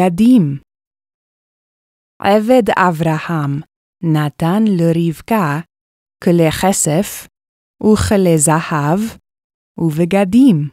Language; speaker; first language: Hebrew; non-native, fluent; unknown